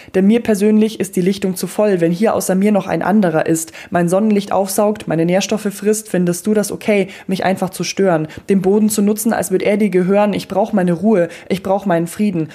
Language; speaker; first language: German; native; German